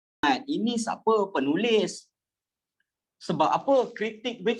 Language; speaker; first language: Malay; native; Malay